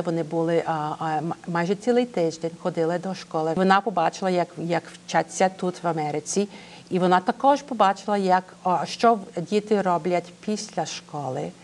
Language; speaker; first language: Ukrainian; early bilingual, heritage; English